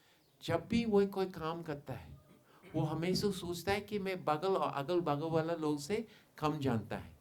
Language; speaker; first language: Hindi; non-native, fluent; English